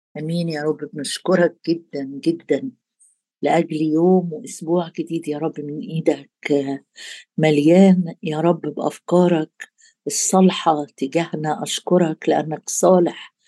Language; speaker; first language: Arabic; native; Arabic